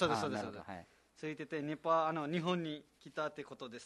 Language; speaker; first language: Japanese; non-native, fluent; Nepali